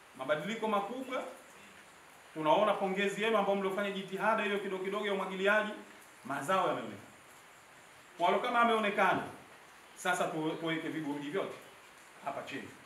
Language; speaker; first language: Swahili; native; Swahili